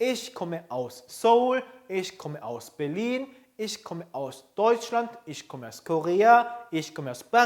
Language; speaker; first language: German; non-native, fluent; Korean